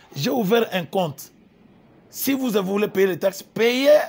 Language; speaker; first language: French; non-native, local second language; Lingala